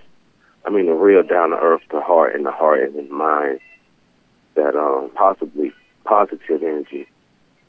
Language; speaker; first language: English; native; English